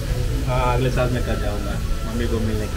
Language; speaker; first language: Hindi; non-native, local second language; Tamil